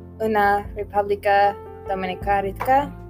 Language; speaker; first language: Spanish; non-native, learner; English